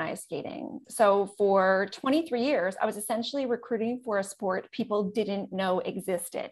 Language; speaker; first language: English; native; English